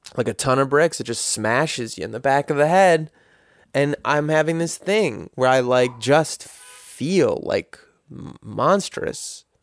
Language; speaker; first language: English; native; English